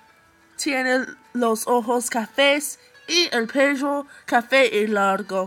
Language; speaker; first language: Spanish; non-native, learner; English